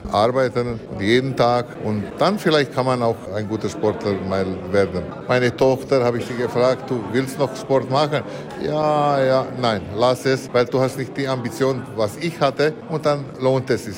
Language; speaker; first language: German; early bilingual, heritage; German